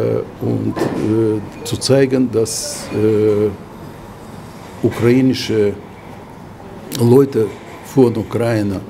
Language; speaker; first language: German; non-native, learner; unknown